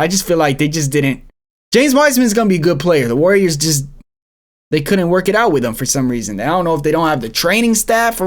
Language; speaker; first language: English; native; English